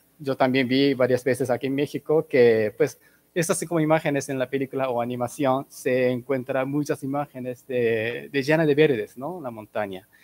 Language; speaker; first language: Spanish; non-native, fluent; Japanese